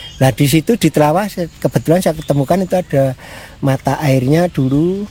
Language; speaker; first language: Indonesian; non-native, local second language; Javanese